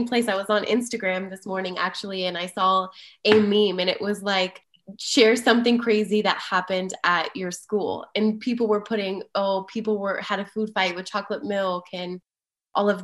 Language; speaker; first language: English; native; English